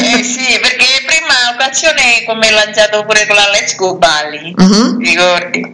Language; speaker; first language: Italian; non-native, learner; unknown